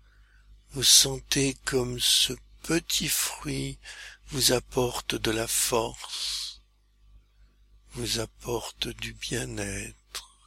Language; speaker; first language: French; native; French